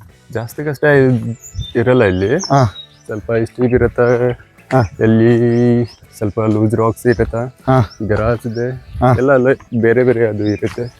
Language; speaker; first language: Kannada; non-native, local second language; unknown